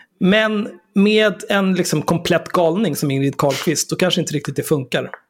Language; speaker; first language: Swedish; native; Swedish